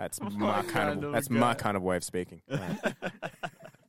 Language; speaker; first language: English; native; English